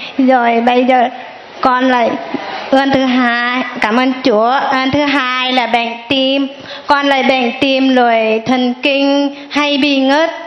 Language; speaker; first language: Vietnamese; non-native, local second language; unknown